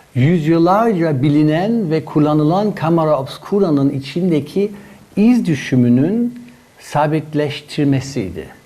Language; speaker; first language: Turkish; non-native, fluent; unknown